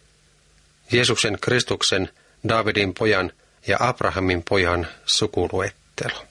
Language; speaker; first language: Finnish; native; Finnish